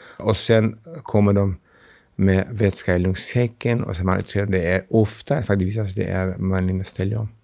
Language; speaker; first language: Swedish; non-native, fluent; Kurdish